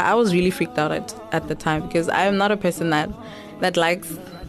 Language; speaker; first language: English; non-native, local second language; Xhosa